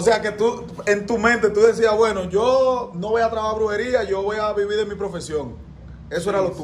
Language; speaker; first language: Spanish; native; Spanish